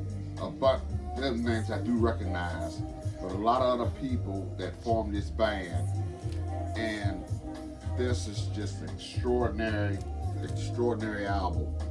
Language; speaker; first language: English; native; English